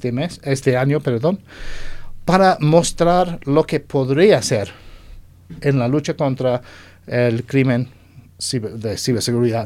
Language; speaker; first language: Spanish; non-native, fluent; English